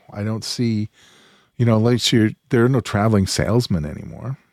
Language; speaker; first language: English; native; English